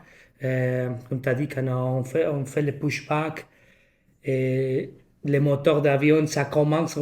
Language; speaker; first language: French; non-native, fluent; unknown